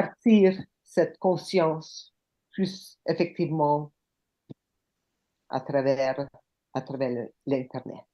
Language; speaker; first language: French; non-native, local second language; English